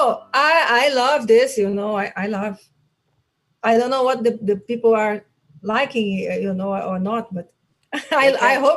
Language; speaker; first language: English; non-native, learner; Portuguese